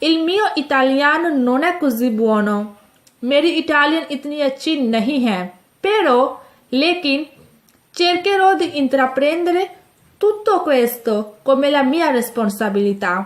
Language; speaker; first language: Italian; non-native, fluent; Urdu